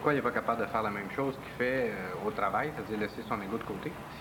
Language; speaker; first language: French; native; French